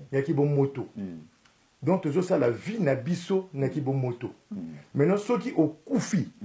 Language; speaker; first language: Lingala; native; Lingala